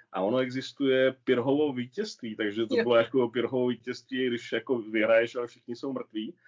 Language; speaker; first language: Czech; native; Czech